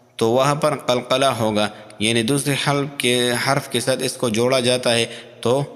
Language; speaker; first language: Urdu; non-native, local second language; Pashto